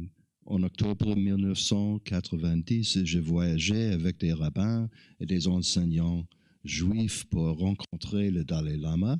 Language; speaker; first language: French; non-native, learner; English